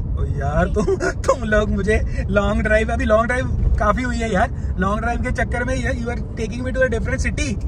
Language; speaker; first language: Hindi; non-native, local second language; Punjabi